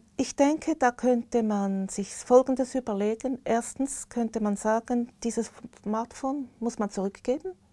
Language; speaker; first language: German; native; German